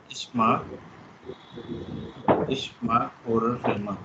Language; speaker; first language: German; non-native, learner; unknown